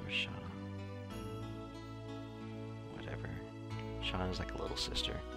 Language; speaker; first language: English; native; English